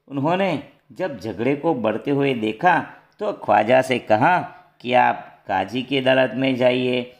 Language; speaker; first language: Hindi; non-native, local second language; Gujarati